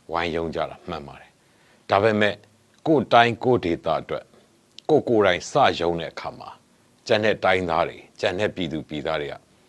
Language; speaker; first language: Burmese; native; Burmese